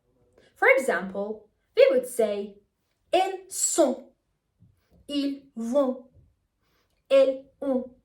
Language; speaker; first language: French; non-native, fluent; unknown